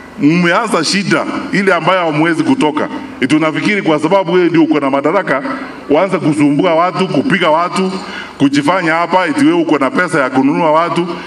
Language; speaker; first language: Swahili; non-native, local second language; Gusii